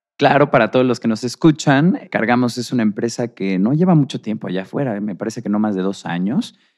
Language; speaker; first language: Spanish; native; Spanish